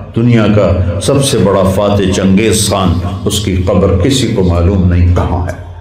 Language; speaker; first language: Urdu; non-native, local second language; Punjabi